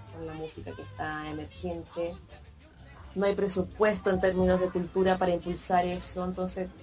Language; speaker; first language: Spanish; native; Spanish